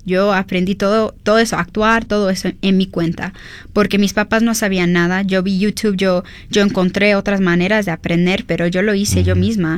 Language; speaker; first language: Spanish; early bilingual, heritage; Spanish